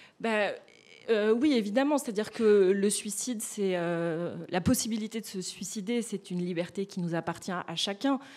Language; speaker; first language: French; native; French